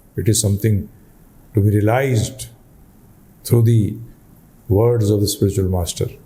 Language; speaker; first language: English; non-native, local second language; Hindi